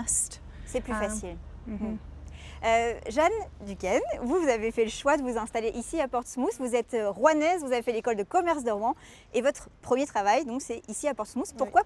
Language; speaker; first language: French; native; French